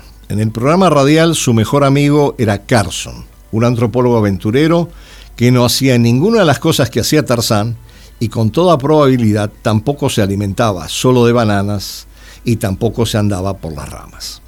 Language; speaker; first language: Spanish; native; Spanish